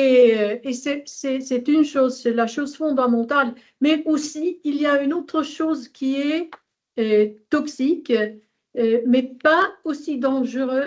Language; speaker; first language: French; non-native, fluent; Polish